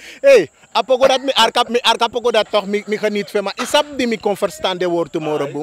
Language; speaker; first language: Dutch; native; Dutch